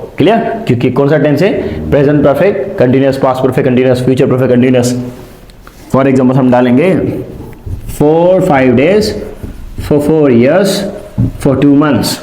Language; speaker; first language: Urdu; non-native, local second language; Sindhi